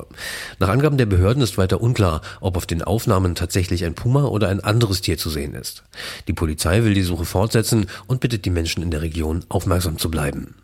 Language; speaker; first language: German; native; German